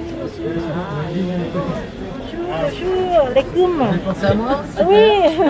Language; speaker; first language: French; non-native, learner; Thai